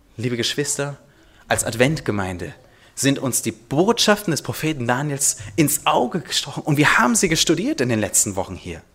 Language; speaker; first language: German; early bilingual, heritage; German